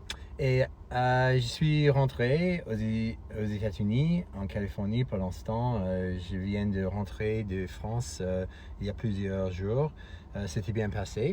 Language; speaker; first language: French; non-native, fluent; English